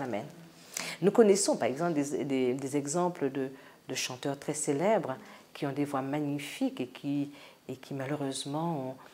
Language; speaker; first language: French; native; French